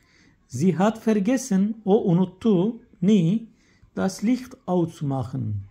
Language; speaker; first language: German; non-native, fluent; Turkish